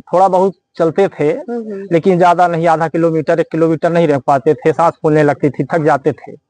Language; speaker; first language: Hindi; native; Hindi